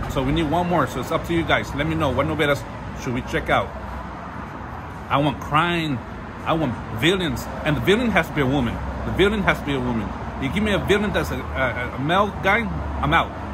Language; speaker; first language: English; early bilingual, other home language; Spanish